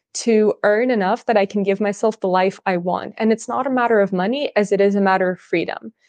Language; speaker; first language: English; early bilingual, other home language; Russian